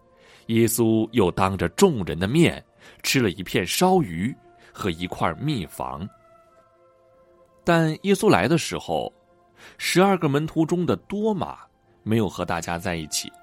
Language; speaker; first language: Chinese; native; Chinese